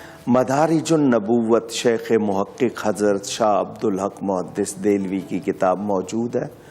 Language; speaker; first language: Urdu; native; Urdu